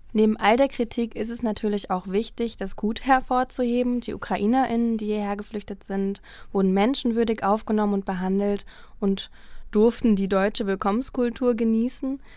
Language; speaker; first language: German; native; German